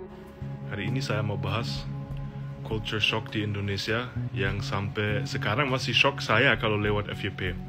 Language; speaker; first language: Indonesian; non-native, fluent; German